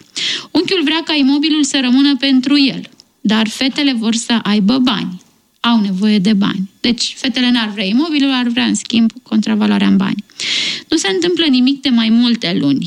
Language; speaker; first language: Romanian; native; Romanian